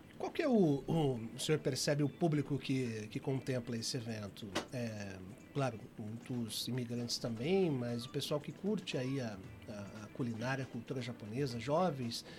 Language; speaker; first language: Portuguese; native; Portuguese